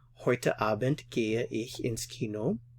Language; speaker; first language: German; non-native, fluent; English